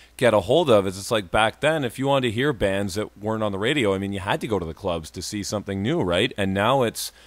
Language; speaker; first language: English; native; English